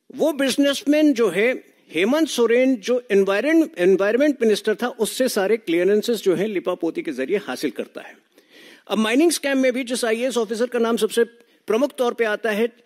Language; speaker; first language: Hindi; native; Hindi